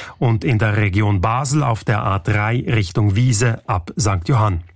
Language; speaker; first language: German; native; German